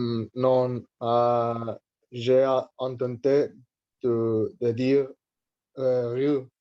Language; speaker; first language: French; non-native, learner; Spanish